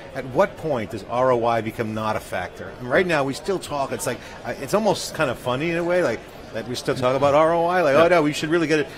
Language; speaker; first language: English; native; English